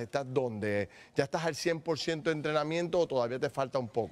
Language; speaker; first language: Spanish; native; Spanish